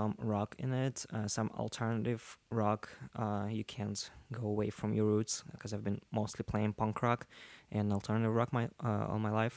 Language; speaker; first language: English; non-native, fluent; Russian